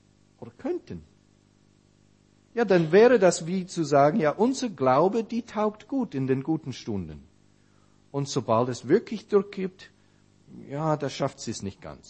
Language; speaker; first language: German; non-native, fluent; English